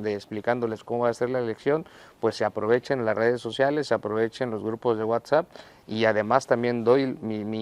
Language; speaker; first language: Spanish; native; Spanish